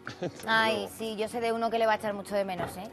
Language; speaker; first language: Spanish; native; Spanish